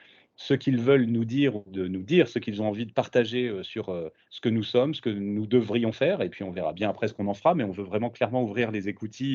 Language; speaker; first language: French; native; French